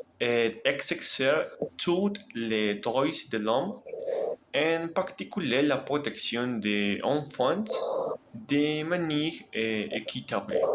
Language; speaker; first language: French; non-native, learner; Spanish